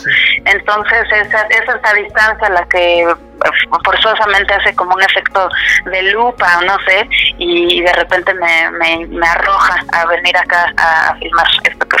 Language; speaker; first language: Spanish; native; Spanish